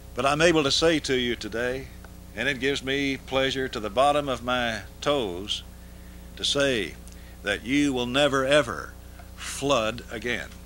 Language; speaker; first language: English; native; English